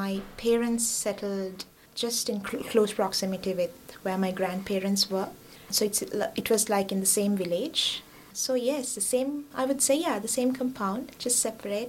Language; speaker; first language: English; non-native, local second language; Sinhala